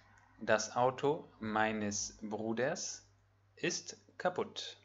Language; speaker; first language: German; non-native, fluent; French